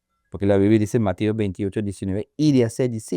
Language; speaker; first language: Spanish; non-native, learner; English